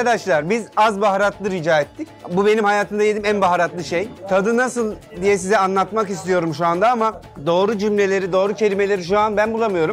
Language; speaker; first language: Turkish; native; Turkish